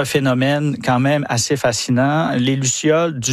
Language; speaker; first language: French; native; French